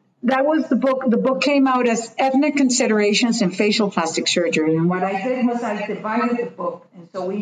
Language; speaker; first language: English; non-native, fluent; Spanish